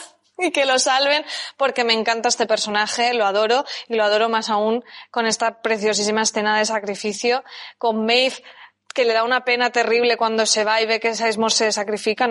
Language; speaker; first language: Spanish; native; Spanish